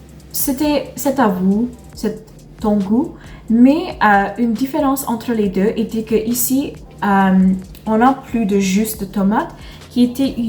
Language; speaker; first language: French; non-native, learner; English